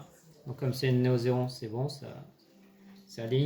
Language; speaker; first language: French; native; French